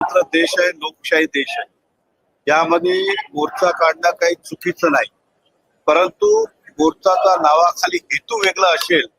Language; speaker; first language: Marathi; non-native, local second language; Hindi